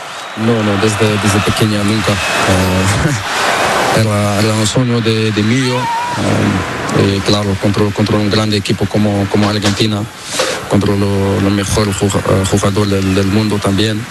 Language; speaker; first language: Spanish; non-native, fluent; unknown